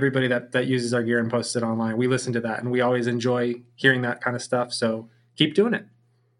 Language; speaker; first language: English; native; English